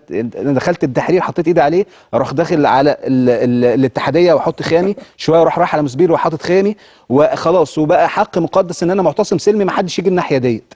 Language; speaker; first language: Arabic; native; Arabic